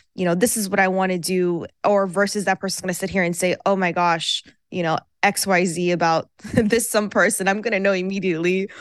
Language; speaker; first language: English; early bilingual, other home language; Persian